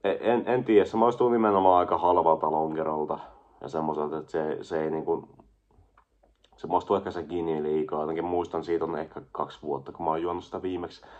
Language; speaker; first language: Finnish; native; Finnish